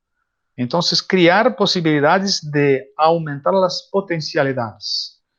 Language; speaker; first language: Spanish; non-native, learner; Portuguese